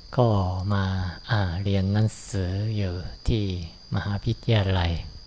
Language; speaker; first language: Thai; non-native, fluent; Japanese